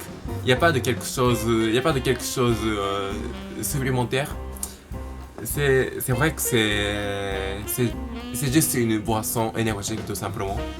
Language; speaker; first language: French; non-native, learner; Japanese